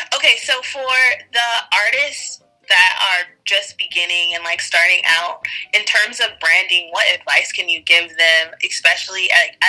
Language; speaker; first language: English; early bilingual, other home language; Wolof